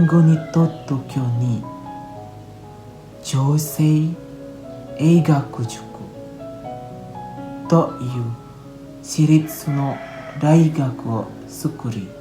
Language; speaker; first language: Japanese; non-native, learner; Indonesian